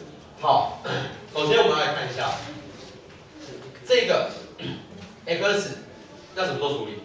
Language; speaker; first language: Chinese; native; Chinese